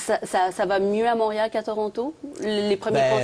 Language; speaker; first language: French; native; French